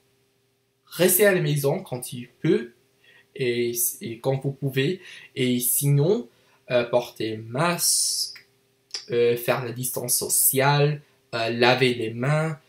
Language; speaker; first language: French; non-native, learner; English